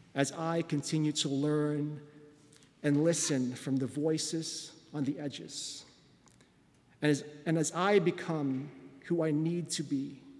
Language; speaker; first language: English; non-native, local second language; Filipino